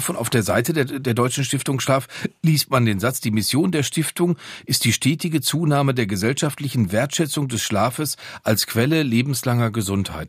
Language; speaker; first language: German; native; German